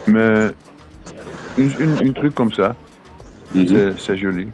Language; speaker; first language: French; non-native, fluent; Dutch